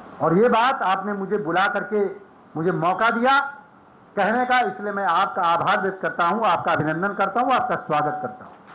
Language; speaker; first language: Hindi; native; Hindi